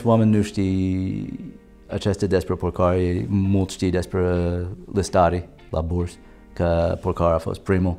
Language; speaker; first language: Romanian; non-native, learner; English